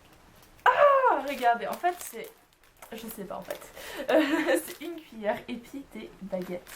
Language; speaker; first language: French; native; French